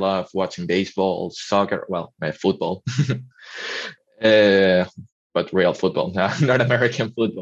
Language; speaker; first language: English; non-native, fluent; Spanish